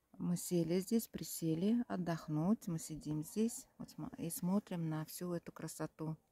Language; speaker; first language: Russian; native; Russian